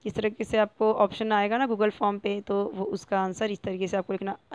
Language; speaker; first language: Hindi; non-native, local second language; Marathi